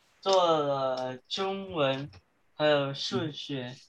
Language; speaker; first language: Chinese; early bilingual, heritage; Chinese